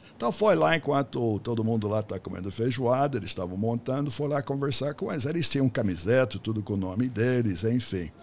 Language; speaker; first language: Portuguese; non-native, fluent; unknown